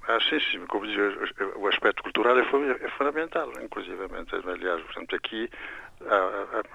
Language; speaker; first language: Portuguese; non-native, local second language; Kabuverdianu